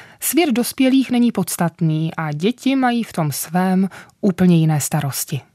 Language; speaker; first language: Czech; native; Czech